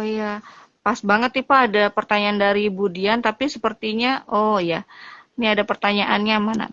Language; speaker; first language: Indonesian; native; Indonesian